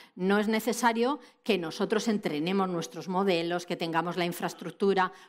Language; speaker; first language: Spanish; native; Spanish